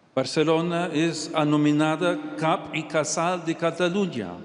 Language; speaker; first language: Catalan; non-native, learner; English